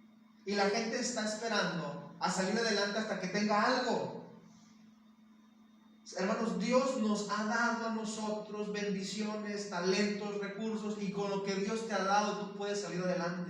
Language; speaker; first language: Spanish; native; Spanish